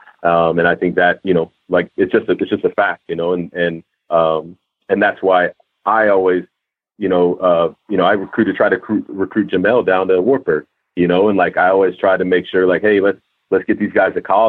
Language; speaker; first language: English; native; English